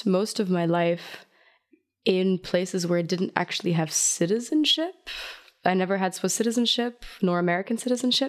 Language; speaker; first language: English; non-native, fluent; German